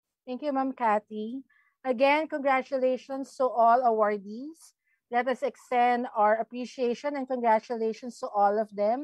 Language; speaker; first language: English; non-native, local second language; Filipino